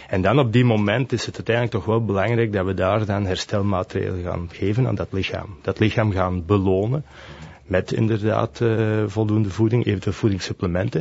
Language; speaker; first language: Dutch; native; Dutch